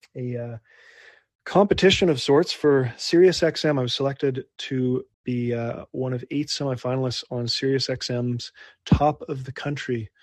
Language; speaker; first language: English; native; English